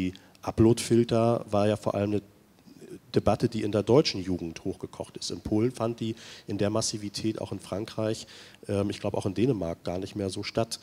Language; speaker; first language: German; native; German